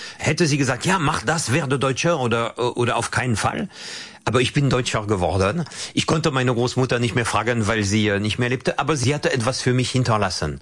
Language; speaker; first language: German; non-native, fluent; French